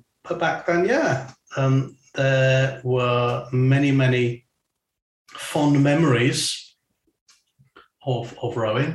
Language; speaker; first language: English; native; English